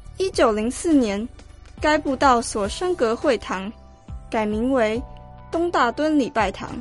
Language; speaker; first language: Chinese; native; Chinese